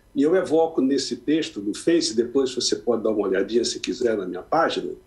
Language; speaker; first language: Portuguese; native; Portuguese